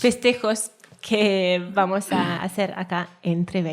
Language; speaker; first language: Spanish; non-native, learner; Welsh